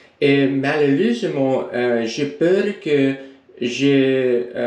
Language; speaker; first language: French; non-native, learner; English